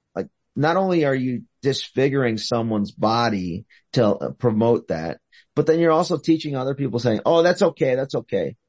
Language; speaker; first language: English; native; English